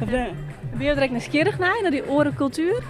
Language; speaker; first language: Dutch; non-native, local second language; Western Frisian